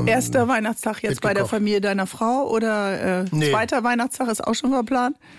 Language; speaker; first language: German; native; German